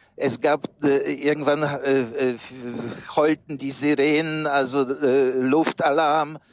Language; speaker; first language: German; non-native, fluent; Polish